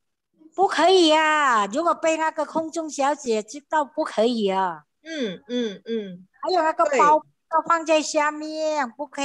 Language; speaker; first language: Chinese; non-native, learner; Indonesian